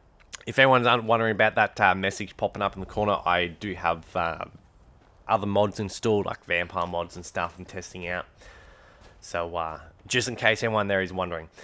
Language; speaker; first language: English; native; English